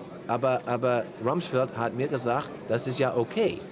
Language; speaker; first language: German; non-native, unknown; English